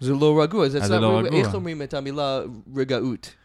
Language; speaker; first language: Hebrew; non-native, fluent; English